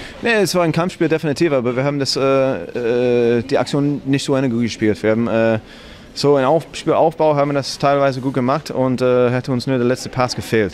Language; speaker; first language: German; non-native, fluent; English